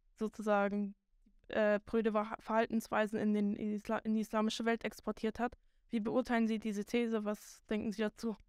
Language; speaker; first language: German; non-native, fluent; Arabic